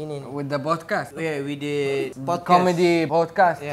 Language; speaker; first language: English; non-native, learner; Indonesian